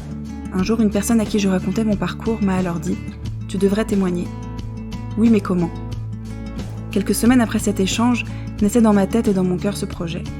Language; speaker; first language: French; native; French